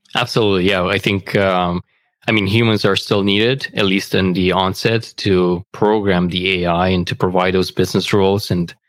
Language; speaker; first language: English; non-native, fluent; Romanian